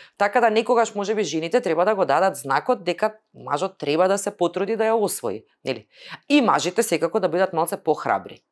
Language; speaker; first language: Macedonian; native; Macedonian